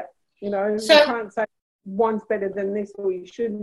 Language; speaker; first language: English; native; English